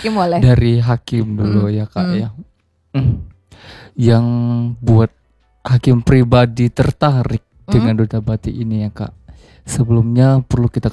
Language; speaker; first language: Indonesian; native; Indonesian